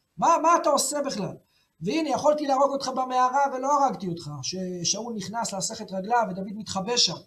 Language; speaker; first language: Hebrew; native; Hebrew